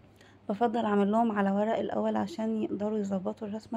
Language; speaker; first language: Arabic; native; Arabic